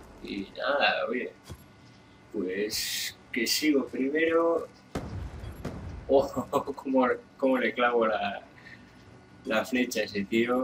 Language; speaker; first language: Spanish; native; Spanish